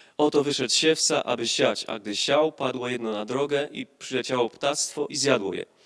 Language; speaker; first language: Polish; native; Polish